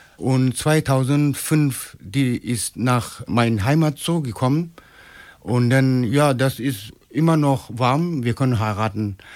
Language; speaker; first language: German; non-native, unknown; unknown